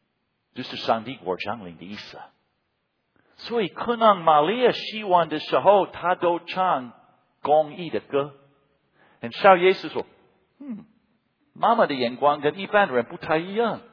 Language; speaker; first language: Chinese; non-native, fluent; English